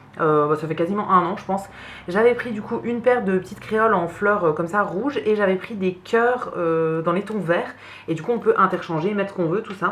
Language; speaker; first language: French; native; French